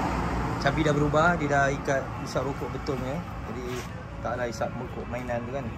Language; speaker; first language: Malay; native; Malay